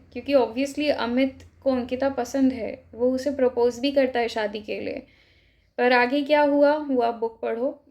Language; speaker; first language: Hindi; native; Hindi